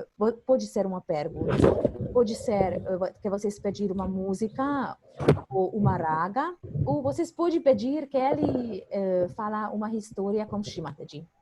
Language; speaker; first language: Portuguese; non-native, fluent; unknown